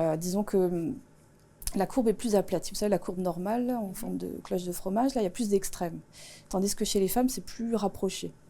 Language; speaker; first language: French; non-native, local second language; Swiss German